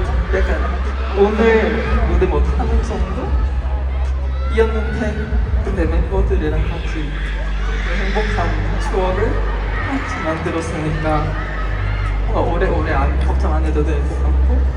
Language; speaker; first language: Korean; non-native, fluent; Filipino